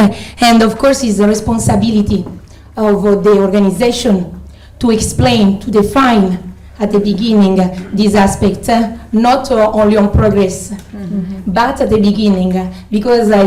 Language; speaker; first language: English; non-native, fluent; Italian